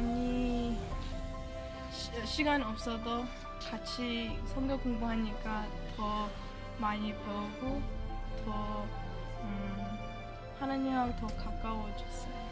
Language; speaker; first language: Korean; early bilingual, heritage; English